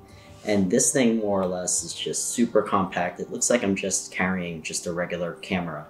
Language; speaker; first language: English; native; English